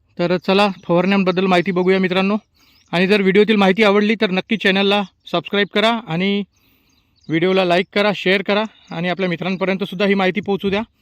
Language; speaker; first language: Marathi; native; Marathi